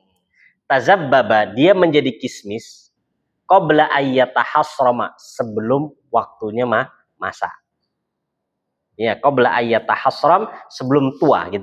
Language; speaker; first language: Indonesian; native; Indonesian